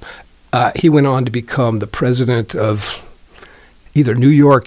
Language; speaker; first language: English; native; English